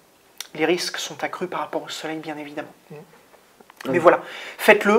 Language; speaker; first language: French; native; French